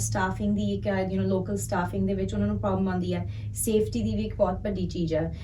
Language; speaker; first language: Punjabi; early bilingual, heritage; Punjabi